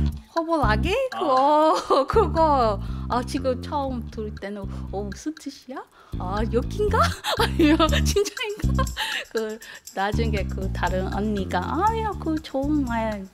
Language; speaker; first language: Korean; non-native, fluent; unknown